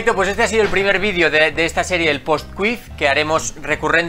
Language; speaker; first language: Spanish; native; Spanish